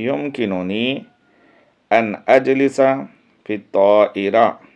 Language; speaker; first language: Arabic; non-native, fluent; Urdu